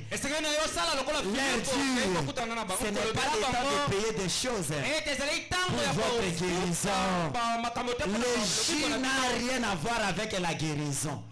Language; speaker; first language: French; non-native, local second language; Lingala